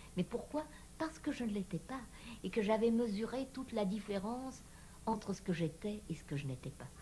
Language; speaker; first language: French; native; French